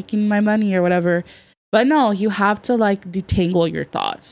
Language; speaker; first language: English; native; English